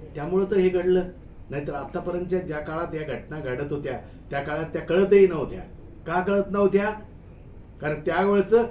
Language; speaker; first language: Marathi; native; Marathi